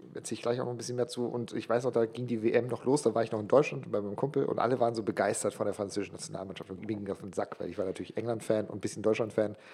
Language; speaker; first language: German; non-native, local second language; English